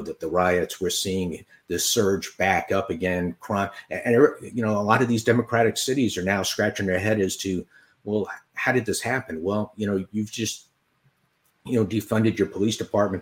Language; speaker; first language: English; native; English